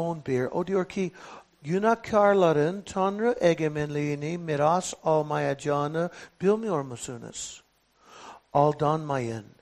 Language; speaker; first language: Turkish; non-native, fluent; English